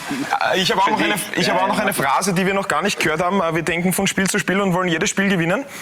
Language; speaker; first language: German; native; German